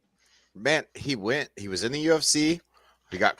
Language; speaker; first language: English; native; English